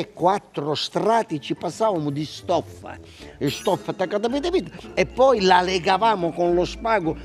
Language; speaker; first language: Italian; native; Italian